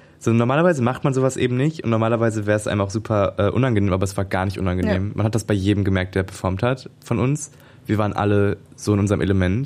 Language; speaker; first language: German; native; German